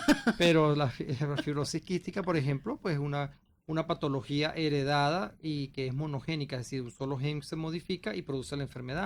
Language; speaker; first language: Spanish; native; Spanish